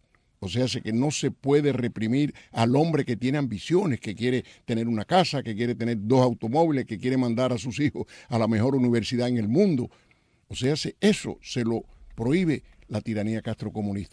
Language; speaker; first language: Spanish; native; Spanish